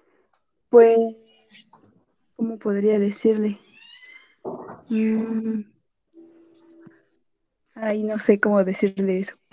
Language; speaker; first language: Spanish; native; Spanish